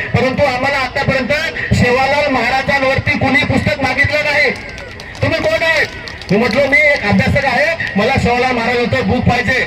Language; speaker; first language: Marathi; non-native, local second language; Lambadi